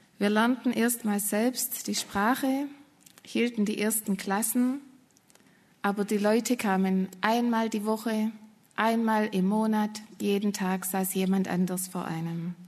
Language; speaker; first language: German; native; German